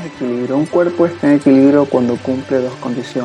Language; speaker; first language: Spanish; native; Spanish